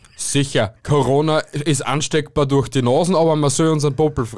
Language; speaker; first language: German; native; German